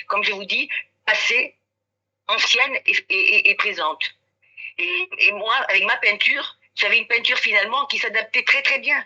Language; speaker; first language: French; native; French